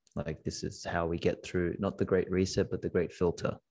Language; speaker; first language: English; non-native, local second language; Macedonian